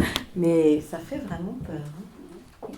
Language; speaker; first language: French; native; French